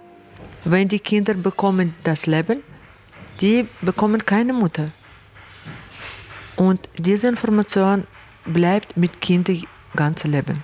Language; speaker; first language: German; non-native, learner; Ukrainian